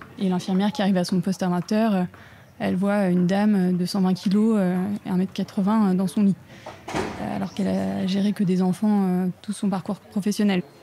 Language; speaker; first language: French; native; French